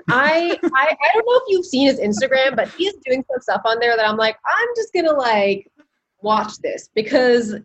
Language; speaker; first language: English; native; English